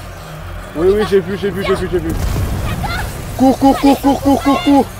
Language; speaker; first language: French; native; French